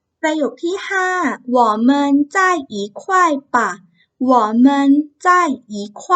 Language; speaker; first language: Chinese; non-native, fluent; Thai